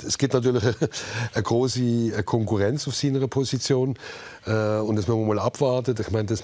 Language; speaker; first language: German; native; German